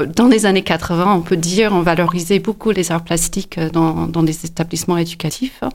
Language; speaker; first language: French; non-native, fluent; English